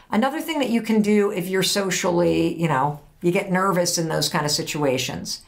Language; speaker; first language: English; native; English